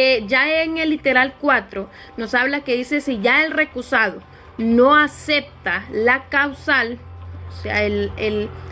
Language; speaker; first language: Spanish; native; Spanish